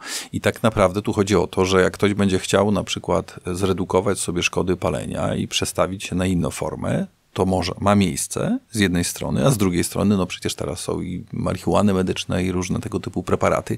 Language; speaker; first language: Polish; native; Polish